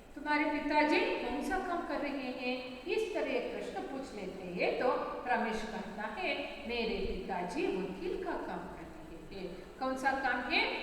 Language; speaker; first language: Hindi; non-native, local second language; Kannada